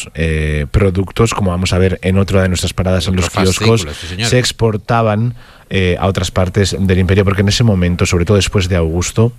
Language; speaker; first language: Spanish; native; Spanish